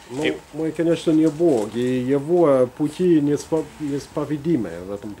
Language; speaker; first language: Russian; non-native, fluent; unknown